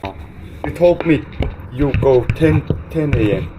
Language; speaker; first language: English; non-native, learner; Mongolian